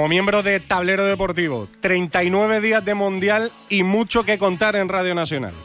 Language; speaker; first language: Spanish; native; Spanish